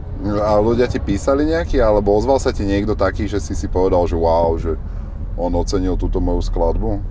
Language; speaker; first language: Slovak; native; Slovak